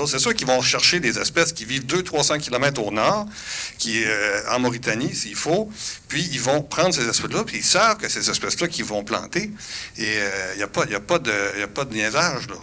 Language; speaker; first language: French; native; French